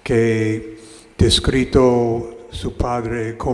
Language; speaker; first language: Spanish; non-native, learner; English